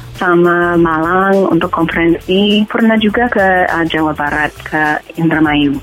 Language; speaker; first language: Indonesian; non-native, fluent; English